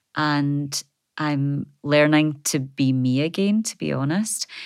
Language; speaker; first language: English; native; English